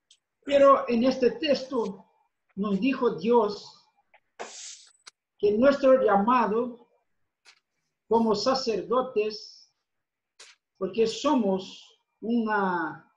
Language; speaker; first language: Spanish; non-native, fluent; Portuguese